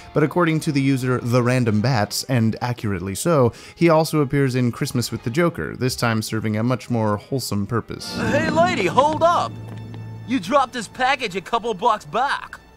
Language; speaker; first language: English; native; English